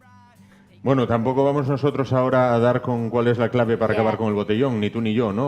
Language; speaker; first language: Spanish; native; Spanish